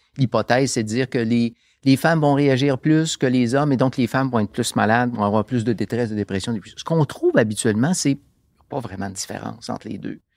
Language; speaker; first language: French; native; French